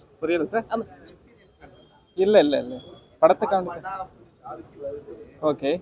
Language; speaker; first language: Tamil; native; Tamil